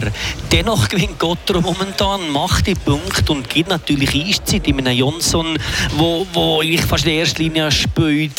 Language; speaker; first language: German; native; German